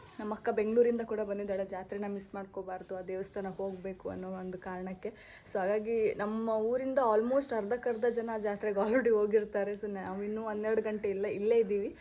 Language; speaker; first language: Kannada; non-native, local second language; Konkani